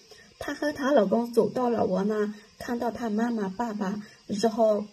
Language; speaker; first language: Chinese; non-native, fluent; Lao